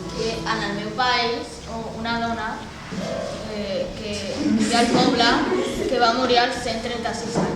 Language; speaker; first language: Catalan; early bilingual, other home language; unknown